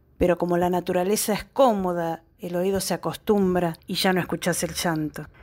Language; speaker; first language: Spanish; native; Spanish